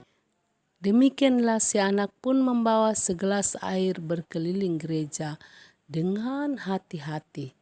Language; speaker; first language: Indonesian; native; Indonesian